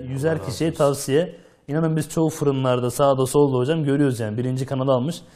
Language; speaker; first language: Turkish; native; Turkish